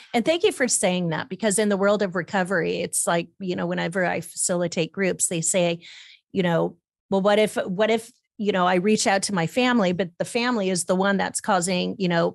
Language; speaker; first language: English; native; English